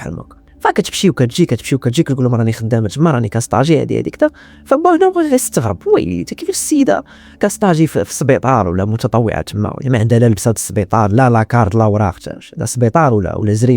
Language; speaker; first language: Arabic; native; Arabic